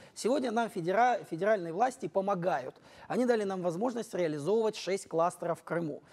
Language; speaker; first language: Russian; native; Russian